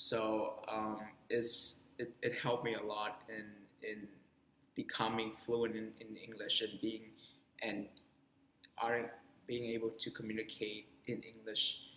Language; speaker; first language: English; non-native, fluent; Vietnamese